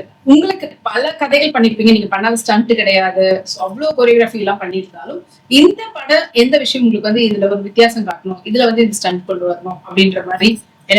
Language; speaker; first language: Tamil; native; Tamil